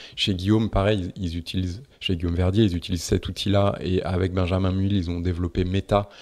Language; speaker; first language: French; native; French